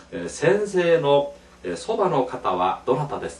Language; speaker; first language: Japanese; non-native, fluent; Korean